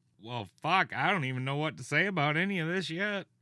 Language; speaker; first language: English; native; English